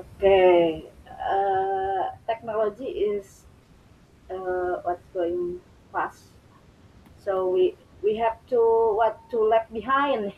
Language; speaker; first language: English; non-native, learner; Indonesian